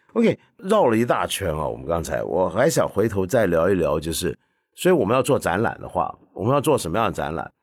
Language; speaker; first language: Chinese; non-native, local second language; Cantonese